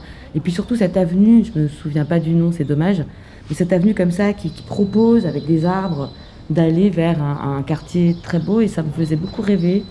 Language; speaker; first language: French; native; French